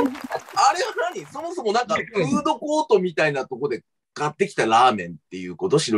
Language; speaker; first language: Japanese; native; Japanese